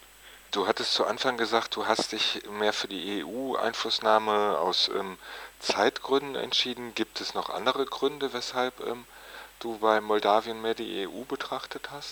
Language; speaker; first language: German; native; German